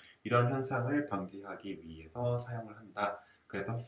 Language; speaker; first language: Korean; native; Korean